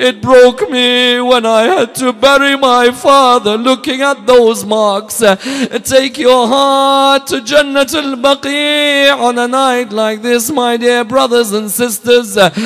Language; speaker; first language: English; native; English